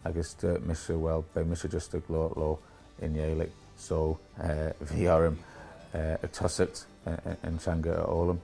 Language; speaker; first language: Irish; non-native, learner; English